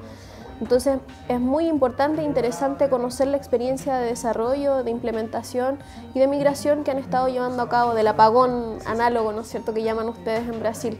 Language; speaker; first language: Spanish; native; Spanish